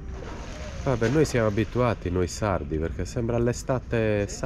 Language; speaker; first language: Italian; native; Italian